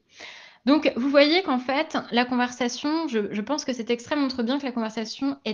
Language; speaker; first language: French; native; French